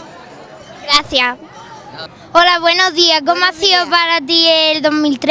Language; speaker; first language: Spanish; native; Spanish